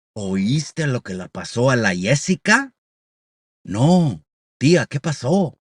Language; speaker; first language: Spanish; early bilingual, other home language; English